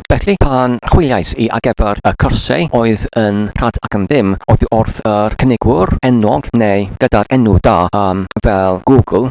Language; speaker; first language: Welsh; non-native, learner; English